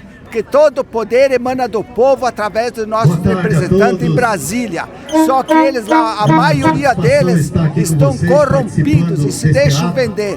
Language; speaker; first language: Portuguese; native; Portuguese